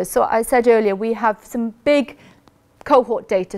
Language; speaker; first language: English; native; English